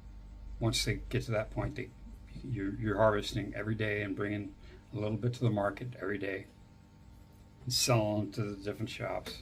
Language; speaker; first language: English; native; English